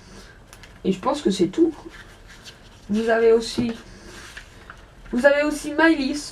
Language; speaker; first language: French; native; French